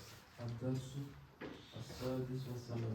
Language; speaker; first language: Arabic; non-native, learner; Kashmiri